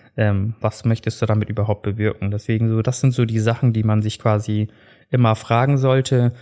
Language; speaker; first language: German; early bilingual, other home language; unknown